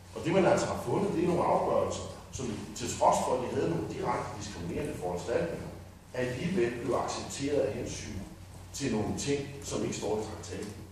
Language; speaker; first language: Danish; native; Danish